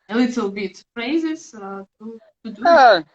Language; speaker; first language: English; non-native, learner; Russian